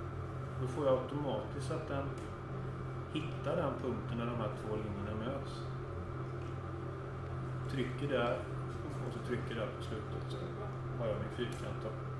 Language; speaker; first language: Swedish; native; Swedish